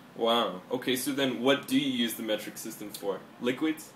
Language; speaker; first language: English; native; English